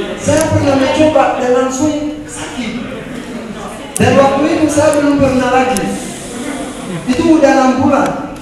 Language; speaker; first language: Indonesian; non-native, fluent; Ganda